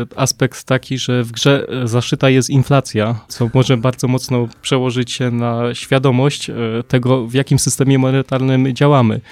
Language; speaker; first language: Polish; native; Polish